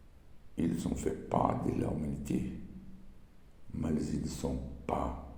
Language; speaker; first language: French; non-native, learner; Portuguese